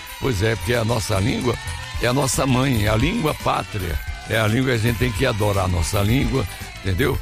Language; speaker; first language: Portuguese; native; Portuguese